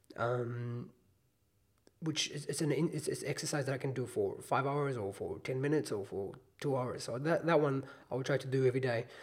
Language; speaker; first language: English; non-native, fluent; Hebrew